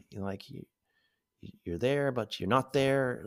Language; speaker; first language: English; native; English